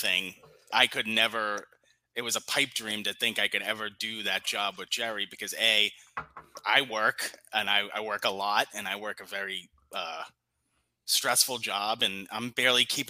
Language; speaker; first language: English; native; English